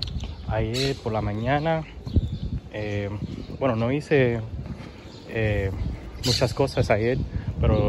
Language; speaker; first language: Spanish; early bilingual, heritage; English